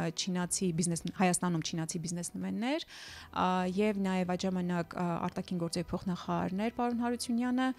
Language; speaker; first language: Armenian; native; Armenian